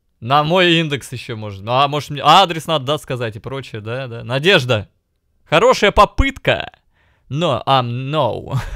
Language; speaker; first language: Russian; native; Russian